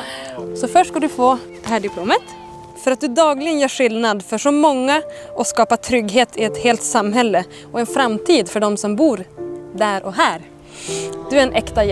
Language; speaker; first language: Swedish; native; Swedish